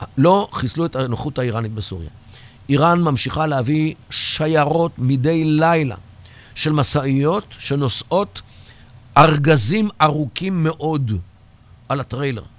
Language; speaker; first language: Hebrew; native; Hebrew